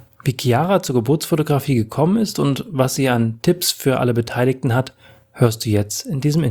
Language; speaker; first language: German; native; German